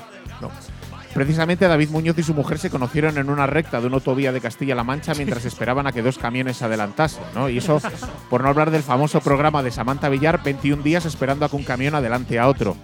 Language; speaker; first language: Spanish; native; Spanish